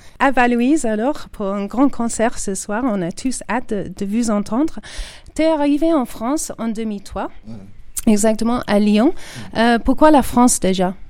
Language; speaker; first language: French; native; French